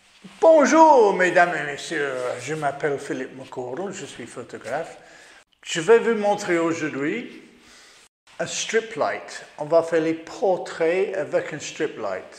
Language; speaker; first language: French; non-native, learner; English